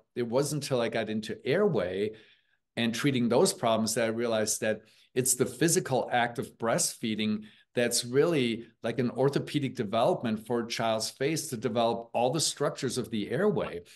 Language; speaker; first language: English; early bilingual, other home language; German